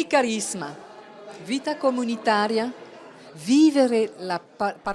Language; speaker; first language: Italian; non-native, learner; Arabic